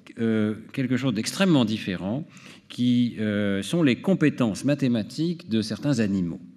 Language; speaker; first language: French; native; French